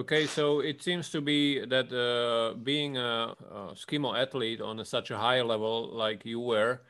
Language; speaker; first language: English; non-native, fluent; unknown